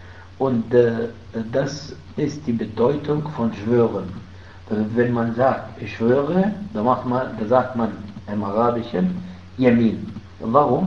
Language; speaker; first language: German; non-native, fluent; Arabic